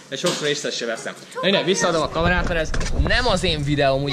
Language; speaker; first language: Hungarian; native; Hungarian